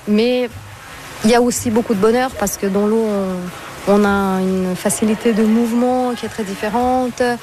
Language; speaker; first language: French; non-native, fluent; Portuguese